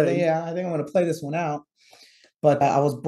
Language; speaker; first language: English; native; English